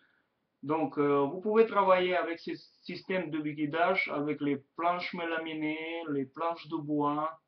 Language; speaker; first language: French; non-native, learner; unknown